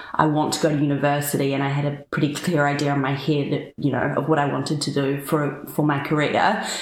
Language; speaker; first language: English; native; English